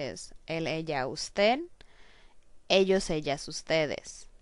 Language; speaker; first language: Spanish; non-native, fluent; English